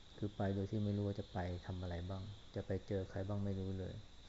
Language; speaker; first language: Thai; native; Thai